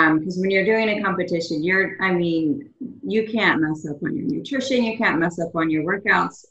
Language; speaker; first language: English; native; English